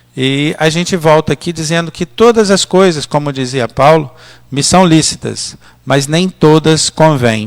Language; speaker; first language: Portuguese; native; Portuguese